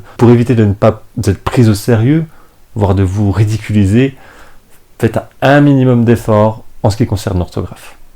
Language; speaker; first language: French; native; French